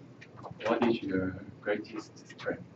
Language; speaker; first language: English; non-native, learner; Korean